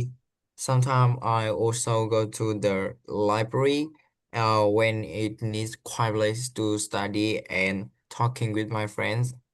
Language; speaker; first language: English; non-native, learner; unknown